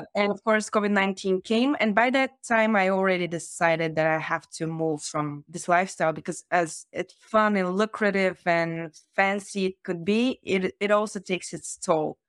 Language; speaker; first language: English; non-native, fluent; Bulgarian